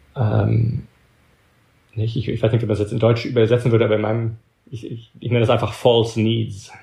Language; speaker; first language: German; early bilingual, heritage; German